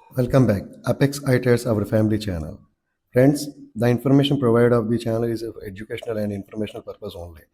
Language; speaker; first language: English; non-native, local second language; Telugu